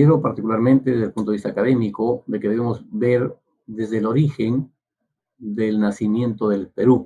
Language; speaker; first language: Spanish; native; Spanish